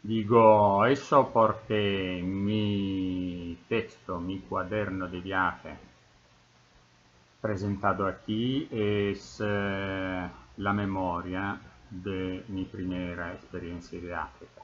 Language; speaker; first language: Spanish; non-native, fluent; Italian